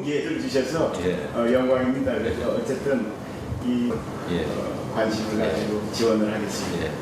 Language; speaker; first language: Korean; native; Korean